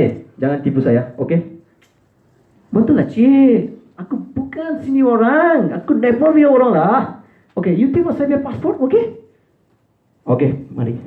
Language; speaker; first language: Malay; non-native, learner; Nepali